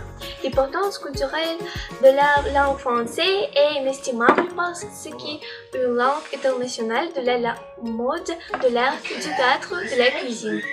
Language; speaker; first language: French; non-native, learner; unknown